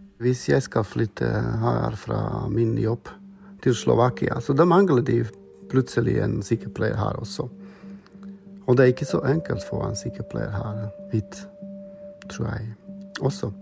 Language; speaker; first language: Norwegian; non-native, fluent; Slovak